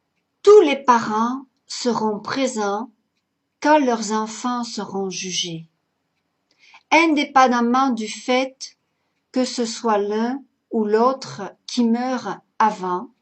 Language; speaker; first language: French; native; French